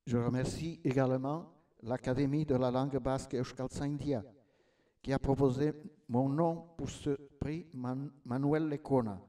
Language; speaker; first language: French; non-native, local second language; Basque